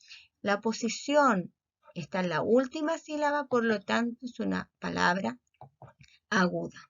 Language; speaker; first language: Spanish; native; Spanish